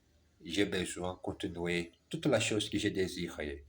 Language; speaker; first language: French; non-native, learner; German